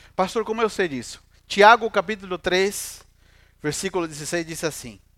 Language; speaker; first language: Portuguese; non-native, fluent; Spanish